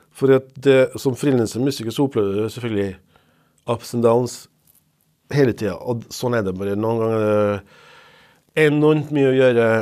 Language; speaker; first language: Norwegian; non-native, fluent; Serbian